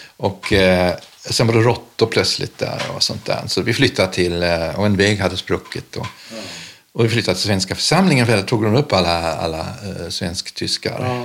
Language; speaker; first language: Swedish; early bilingual, other home language; German